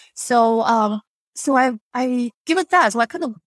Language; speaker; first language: English; non-native, fluent; Chinese